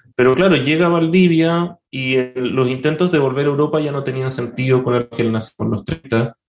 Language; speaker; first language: Spanish; native; Spanish